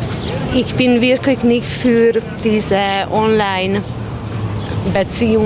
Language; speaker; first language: German; non-native, fluent; Hungarian